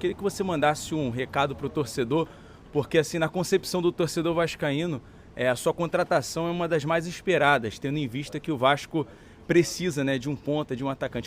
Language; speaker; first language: Portuguese; native; Portuguese